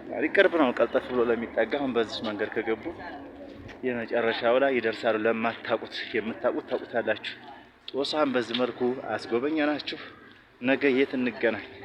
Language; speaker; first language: Amharic; native; Amharic